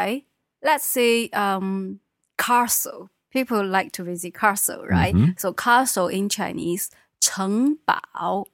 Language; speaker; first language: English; non-native, fluent; Chinese